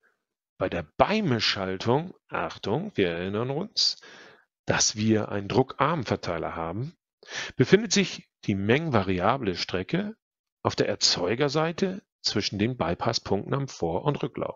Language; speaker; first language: German; native; German